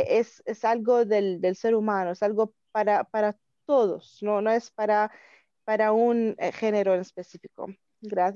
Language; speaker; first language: Spanish; non-native, learner; Arabic